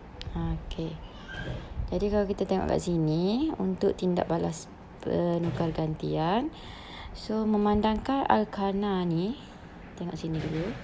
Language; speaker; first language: Malay; native; Malay